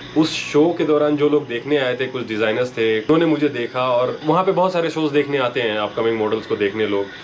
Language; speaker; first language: Hindi; non-native, local second language; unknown